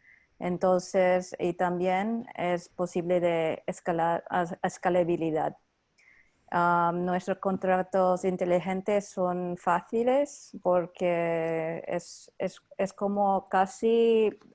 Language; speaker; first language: Spanish; non-native, learner; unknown